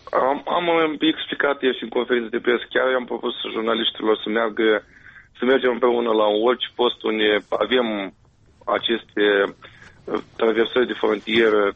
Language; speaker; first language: Romanian; native; Romanian